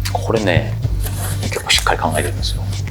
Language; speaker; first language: Japanese; native; Japanese